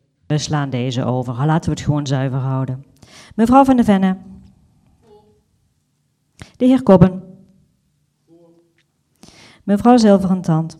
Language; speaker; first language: Dutch; native; Dutch